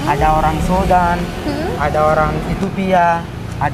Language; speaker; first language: Indonesian; non-native, learner; Rohingya